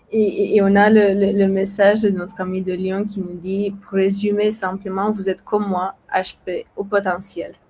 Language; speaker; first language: French; non-native, fluent; Romanian